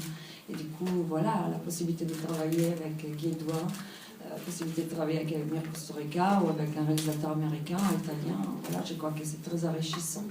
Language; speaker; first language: French; non-native, fluent; Italian